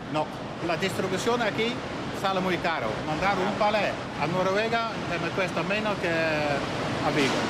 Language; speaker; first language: Spanish; non-native, fluent; Dutch